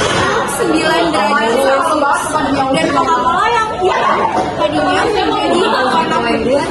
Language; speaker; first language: Indonesian; native; Indonesian